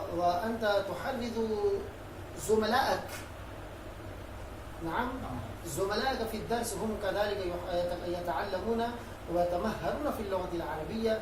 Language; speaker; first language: Arabic; non-native, fluent; Urdu